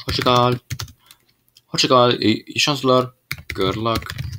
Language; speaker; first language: Turkish; non-native, learner; English